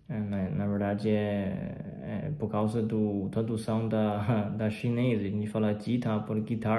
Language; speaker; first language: Portuguese; non-native, fluent; Chinese